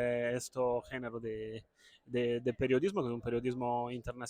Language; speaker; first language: Spanish; non-native, fluent; Italian